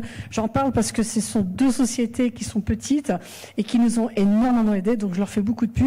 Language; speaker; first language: French; native; French